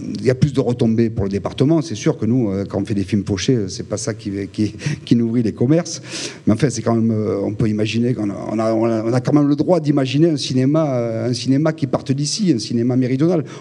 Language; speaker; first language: French; native; French